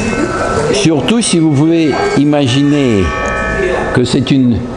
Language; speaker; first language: French; non-native, fluent; Russian